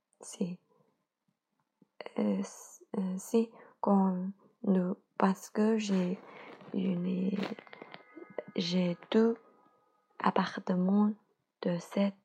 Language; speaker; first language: French; non-native, learner; Chinese